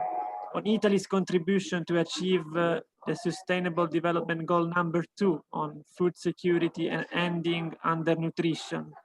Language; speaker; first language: English; non-native, learner; Italian